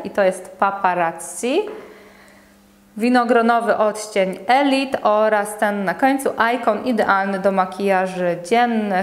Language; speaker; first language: Polish; native; Polish